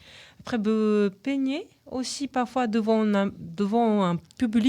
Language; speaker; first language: French; non-native, fluent; Japanese